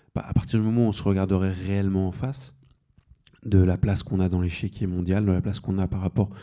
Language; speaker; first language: French; native; French